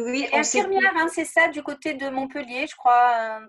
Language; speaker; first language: French; native; French